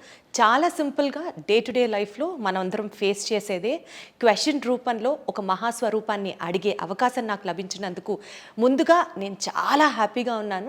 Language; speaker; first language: Telugu; native; Telugu